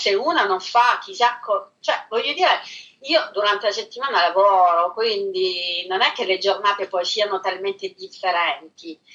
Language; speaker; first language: Italian; native; Italian